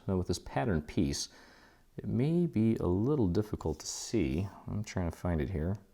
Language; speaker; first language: English; native; English